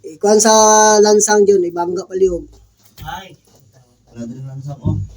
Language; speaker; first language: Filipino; non-native, local second language; Cebuano